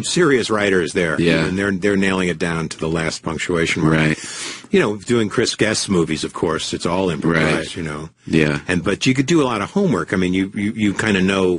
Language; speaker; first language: English; native; English